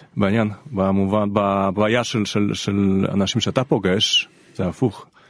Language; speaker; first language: Hebrew; non-native, fluent; Polish